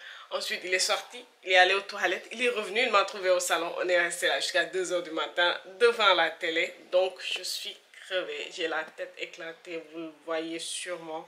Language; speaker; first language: French; non-native, local second language; Wolof